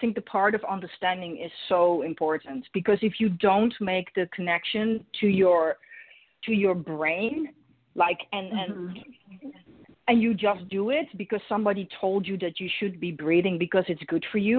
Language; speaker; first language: English; non-native, fluent; Dutch